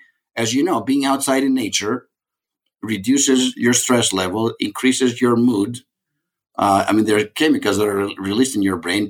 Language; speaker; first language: English; non-native, fluent; Greek